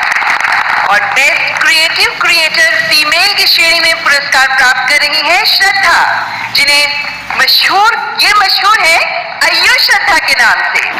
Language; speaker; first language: Hindi; native; Hindi